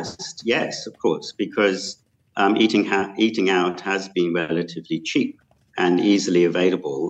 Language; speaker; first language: English; native; English